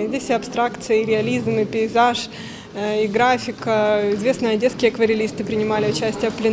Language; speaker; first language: Russian; native; Russian